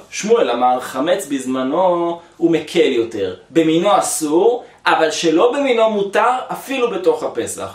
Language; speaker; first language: Hebrew; native; Hebrew